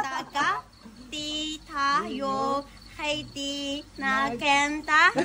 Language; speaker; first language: Filipino; non-native, learner; Chinese